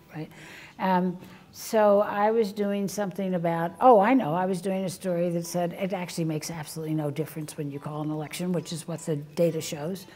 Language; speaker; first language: English; native; English